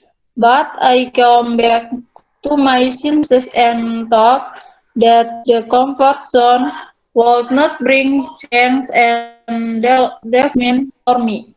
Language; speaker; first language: English; non-native, learner; Indonesian